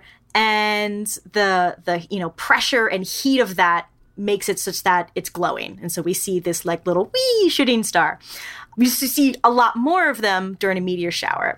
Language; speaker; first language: English; native; English